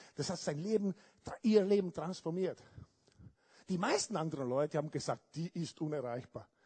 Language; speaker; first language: German; non-native, fluent; Italian